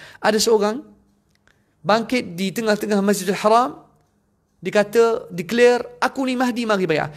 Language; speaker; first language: Malay; non-native, fluent; Arabic